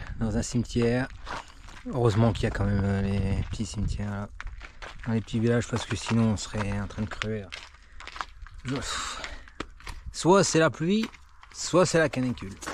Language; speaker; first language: French; native; French